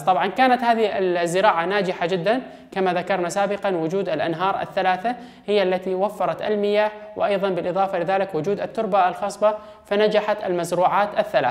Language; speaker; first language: Arabic; non-native, local second language; Kurdish